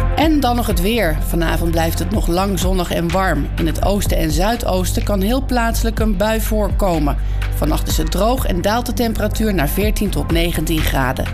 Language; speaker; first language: Dutch; native; Dutch